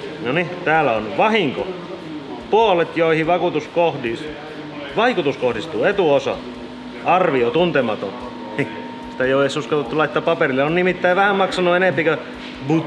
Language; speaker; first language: Finnish; native; Finnish